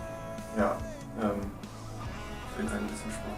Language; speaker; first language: German; native; German